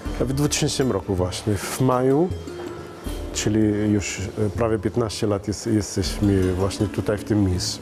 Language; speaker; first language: Polish; non-native, fluent; Arabic